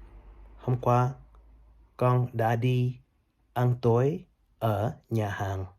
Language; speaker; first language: Vietnamese; early bilingual, heritage; Vietnamese